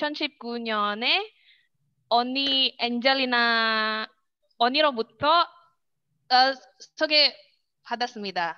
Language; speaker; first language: Korean; non-native, learner; Indonesian